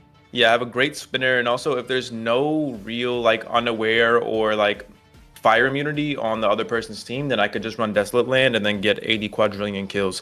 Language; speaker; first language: English; native; English